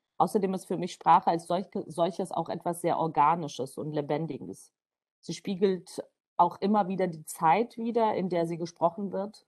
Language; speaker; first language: German; non-native, fluent; Georgian